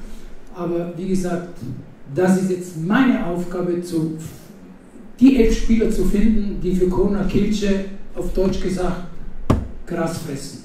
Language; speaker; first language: German; non-native, fluent; Italian